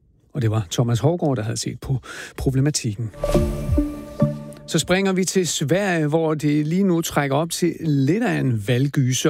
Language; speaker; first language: Danish; native; Danish